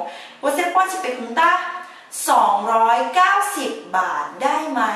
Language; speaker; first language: Portuguese; non-native, learner; Thai